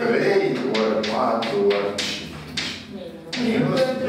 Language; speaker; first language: Romanian; native; Romanian